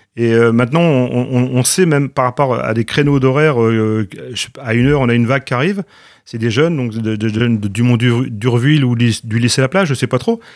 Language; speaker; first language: French; native; French